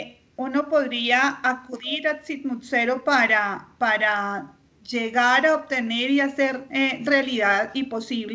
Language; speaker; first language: Spanish; native; Spanish